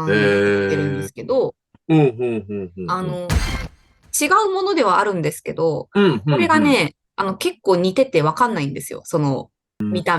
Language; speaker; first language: Japanese; native; Japanese